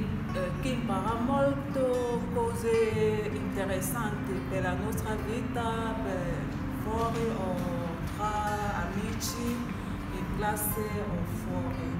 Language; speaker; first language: Italian; non-native, learner; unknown